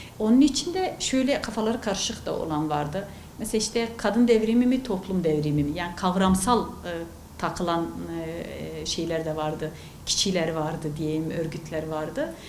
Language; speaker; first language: Turkish; non-native, local second language; Kurdish